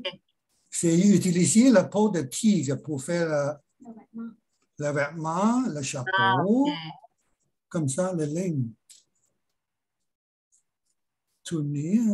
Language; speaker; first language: French; non-native, learner; Chinese